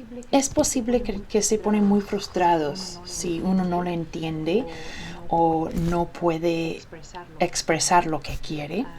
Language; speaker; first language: Spanish; early bilingual, heritage; Spanish